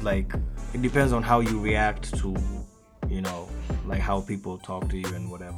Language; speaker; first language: English; non-native, local second language; Swahili